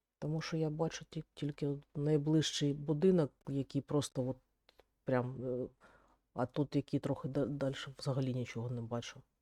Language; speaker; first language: Ukrainian; non-native, local second language; Russian